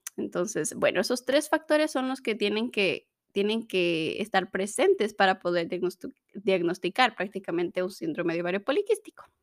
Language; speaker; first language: Spanish; native; Spanish